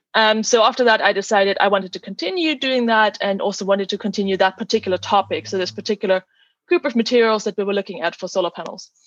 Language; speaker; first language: English; non-native, fluent; German